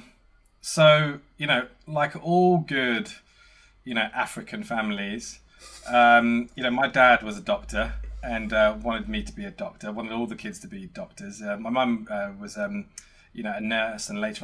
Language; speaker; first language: English; native; English